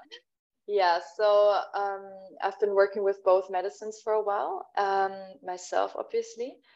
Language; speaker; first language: English; non-native, fluent; German